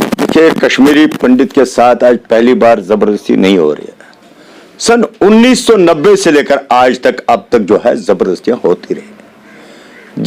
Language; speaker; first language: Hindi; non-native, local second language; Kashmiri